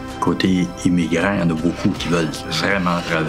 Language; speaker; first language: French; native; French